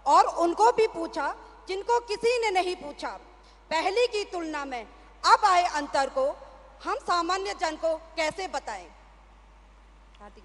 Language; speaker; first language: Hindi; native; Hindi